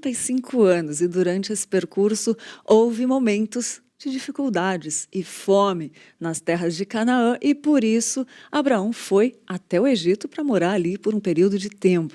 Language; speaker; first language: Portuguese; native; Portuguese